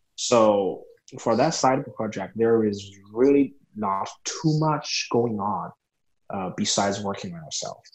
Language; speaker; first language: English; non-native, fluent; Chinese